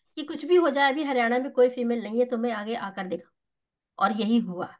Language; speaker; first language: Hindi; native; Hindi